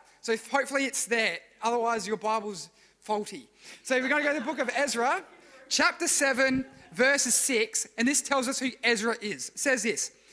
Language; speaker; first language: English; native; English